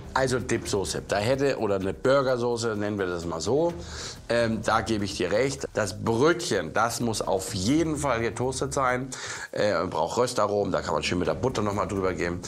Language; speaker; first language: German; native; German